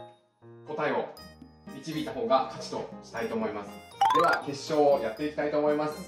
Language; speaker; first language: Japanese; native; Japanese